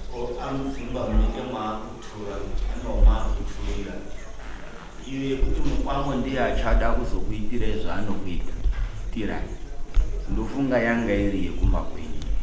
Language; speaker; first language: Shona; native; Shona